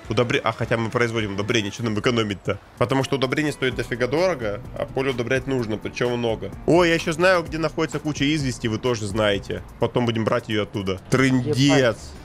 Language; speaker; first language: Russian; native; Russian